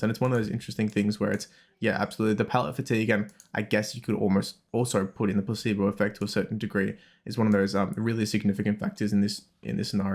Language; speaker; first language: English; native; English